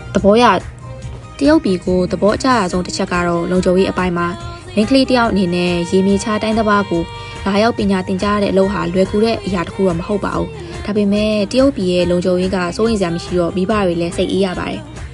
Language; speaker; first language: Burmese; native; Burmese